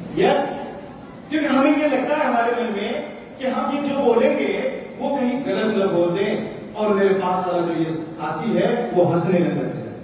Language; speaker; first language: Hindi; native; Hindi